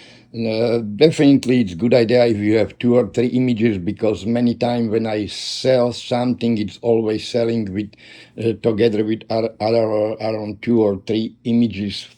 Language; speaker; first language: English; non-native, learner; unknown